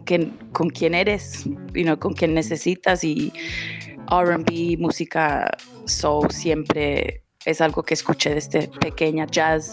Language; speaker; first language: Spanish; early bilingual, heritage; Spanish